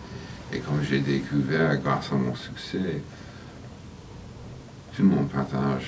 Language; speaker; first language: French; non-native, fluent; English